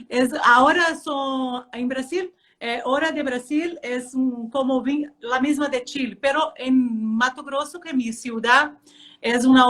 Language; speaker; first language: Spanish; non-native, fluent; Portuguese